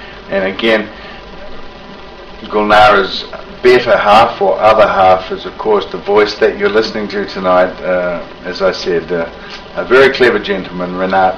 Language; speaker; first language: English; native; English